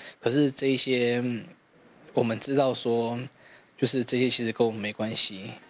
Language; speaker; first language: Chinese; native; Chinese